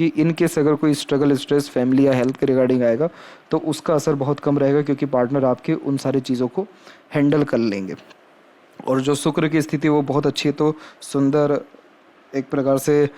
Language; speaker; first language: Hindi; native; Hindi